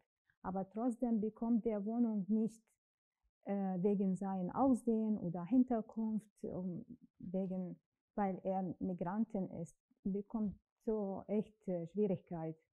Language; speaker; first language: German; non-native, learner; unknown